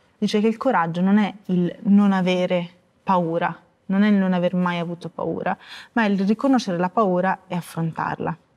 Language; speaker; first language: Italian; native; Italian